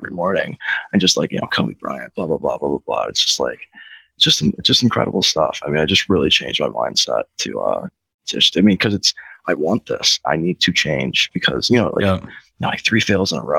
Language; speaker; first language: English; native; English